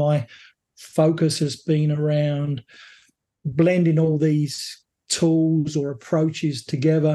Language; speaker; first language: English; native; English